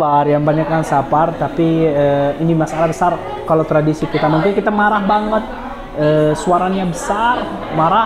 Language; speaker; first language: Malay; non-native, learner; Arabic